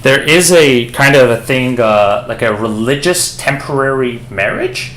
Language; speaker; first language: English; early bilingual, other home language; Persian